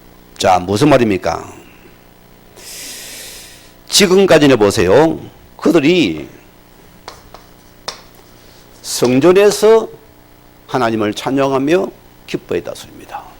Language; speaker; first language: Korean; native; Korean